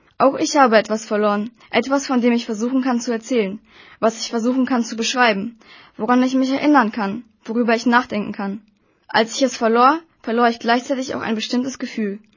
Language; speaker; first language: German; early bilingual, other home language; Russian